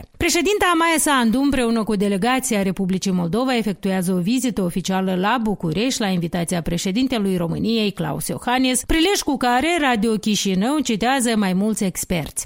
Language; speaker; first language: Romanian; native; Romanian